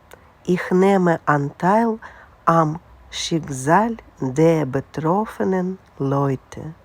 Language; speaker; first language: German; non-native, fluent; Russian